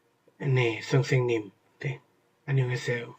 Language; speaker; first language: Korean; non-native, learner; Bangla